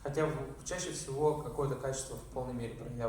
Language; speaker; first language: Russian; native; Russian